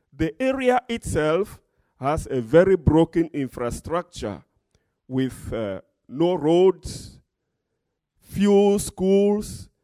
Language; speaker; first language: English; non-native, fluent; Ewe